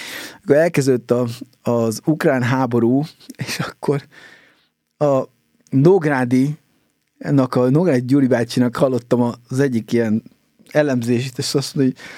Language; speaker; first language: Hungarian; native; Hungarian